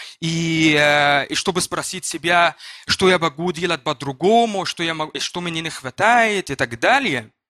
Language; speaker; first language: Russian; non-native, learner; Arabic